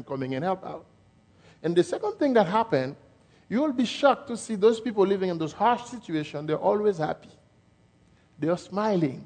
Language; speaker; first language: English; non-native, fluent; French